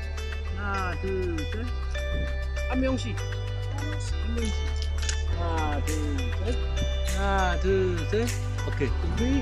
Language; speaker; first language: Korean; non-native, learner; Chinese